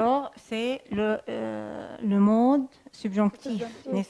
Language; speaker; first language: French; non-native, fluent; Arabic